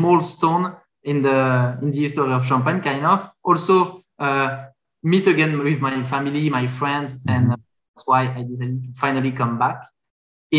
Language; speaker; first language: English; non-native, fluent; French